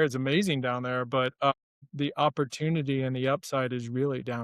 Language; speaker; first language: English; native; English